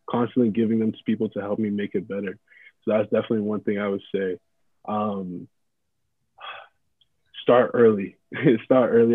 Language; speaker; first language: English; non-native, local second language; Yoruba